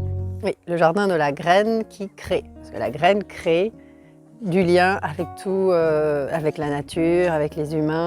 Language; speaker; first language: French; native; French